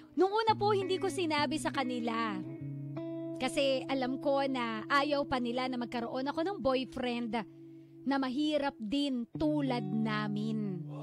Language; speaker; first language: Filipino; native; Filipino